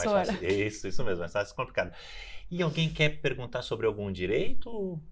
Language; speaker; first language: Portuguese; native; Portuguese